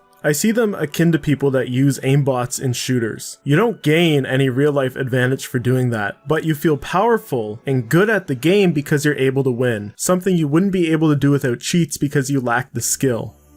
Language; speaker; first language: English; native; English